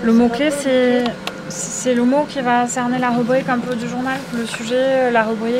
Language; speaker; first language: French; native; French